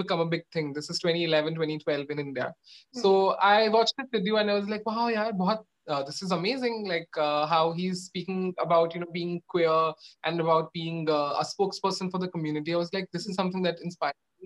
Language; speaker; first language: English; non-native, local second language; Odia